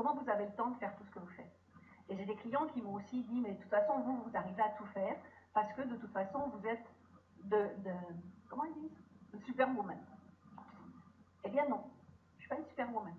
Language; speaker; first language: French; native; French